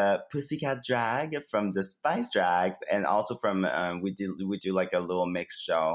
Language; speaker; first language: English; native; English